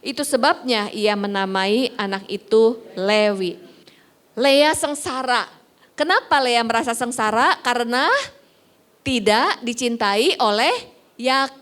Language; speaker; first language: Indonesian; native; Indonesian